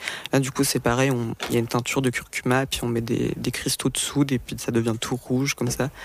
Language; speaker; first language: French; native; French